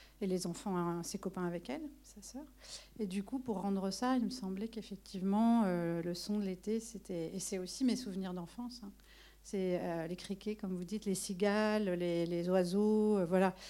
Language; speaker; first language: French; native; French